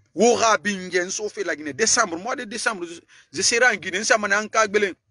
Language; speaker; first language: French; non-native, local second language; Susu